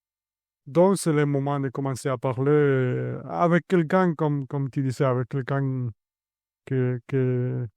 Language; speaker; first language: French; non-native, fluent; Spanish